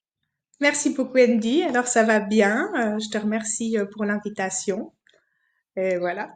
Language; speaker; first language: French; native; French